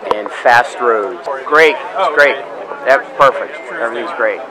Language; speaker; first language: English; non-native, fluent; German